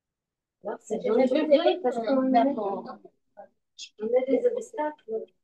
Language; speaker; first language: French; non-native, learner; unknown